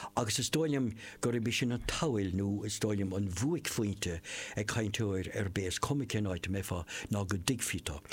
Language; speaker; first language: Irish; non-native, local second language; English